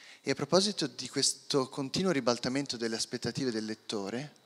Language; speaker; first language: Italian; native; Italian